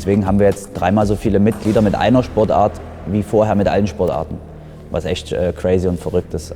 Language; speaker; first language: German; native; German